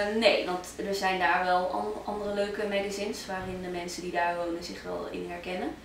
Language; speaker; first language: Dutch; early bilingual, other home language; Arabic